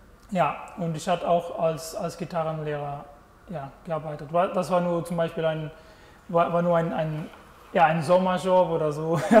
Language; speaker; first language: German; non-native, learner; Portuguese